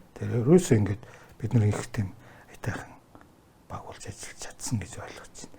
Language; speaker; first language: Mongolian; native; Mongolian